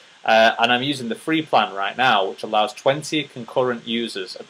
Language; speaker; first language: English; native; English